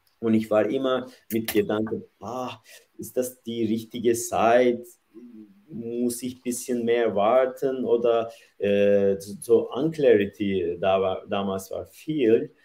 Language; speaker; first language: German; non-native, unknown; Turkish